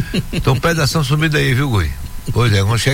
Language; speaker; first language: Portuguese; native; Portuguese